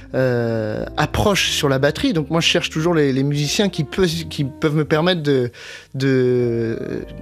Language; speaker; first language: French; native; French